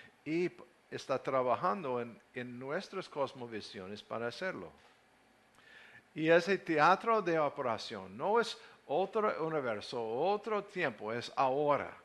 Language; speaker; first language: Spanish; non-native, learner; English